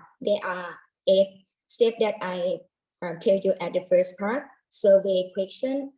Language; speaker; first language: English; non-native, learner; Thai